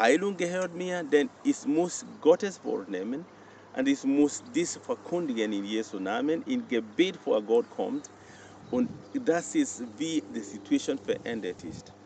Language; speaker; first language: German; non-native, fluent; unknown